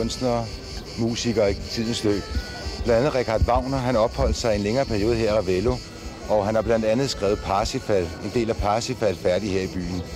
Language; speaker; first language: Danish; native; Danish